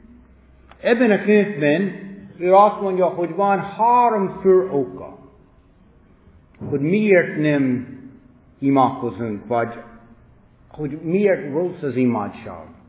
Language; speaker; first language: Hungarian; non-native, fluent; English